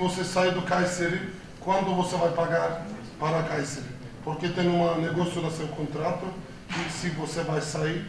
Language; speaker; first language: Portuguese; non-native, fluent; Turkish